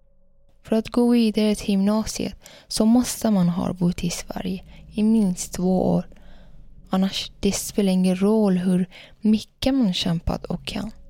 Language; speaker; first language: Swedish; non-native, learner; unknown